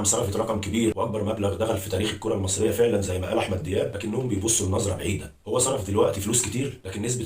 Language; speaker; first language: Arabic; native; Arabic